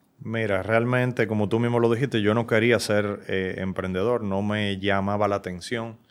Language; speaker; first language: Spanish; native; Spanish